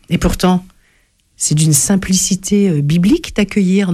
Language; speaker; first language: French; native; French